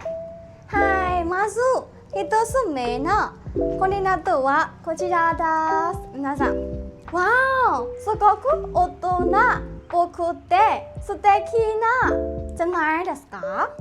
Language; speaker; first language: Japanese; non-native, learner; Burmese